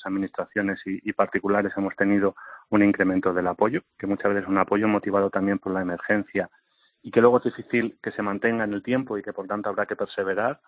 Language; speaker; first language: Spanish; native; Spanish